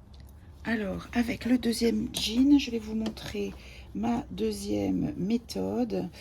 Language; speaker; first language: French; native; French